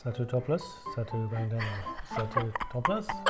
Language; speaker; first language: Indonesian; non-native, learner; English